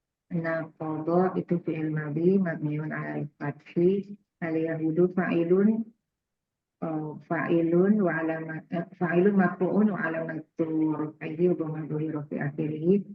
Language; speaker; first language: Arabic; non-native, learner; Indonesian